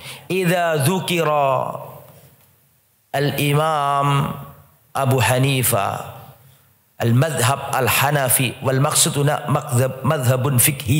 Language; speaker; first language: Arabic; non-native, fluent; Indonesian